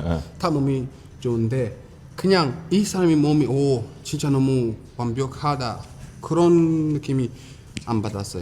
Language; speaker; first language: Korean; non-native, fluent; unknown